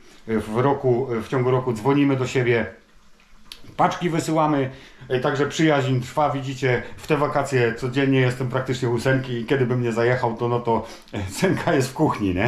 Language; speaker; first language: Polish; native; Polish